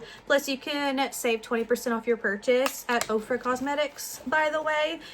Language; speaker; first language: English; native; English